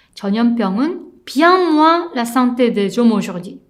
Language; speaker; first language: French; non-native, fluent; Korean